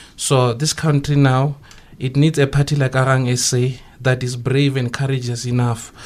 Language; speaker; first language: English; non-native, local second language; Northern Sotho